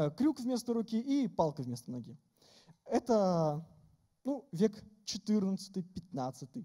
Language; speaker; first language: Russian; native; Russian